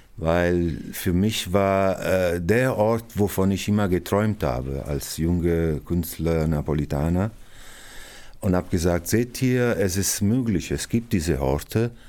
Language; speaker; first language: German; non-native, fluent; Italian